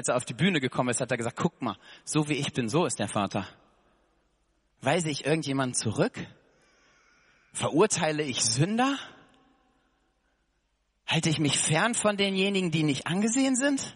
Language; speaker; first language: German; native; German